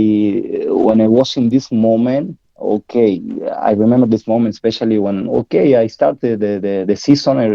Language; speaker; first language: English; non-native, learner; Spanish